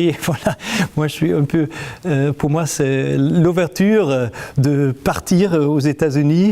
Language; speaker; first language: French; non-native, fluent; German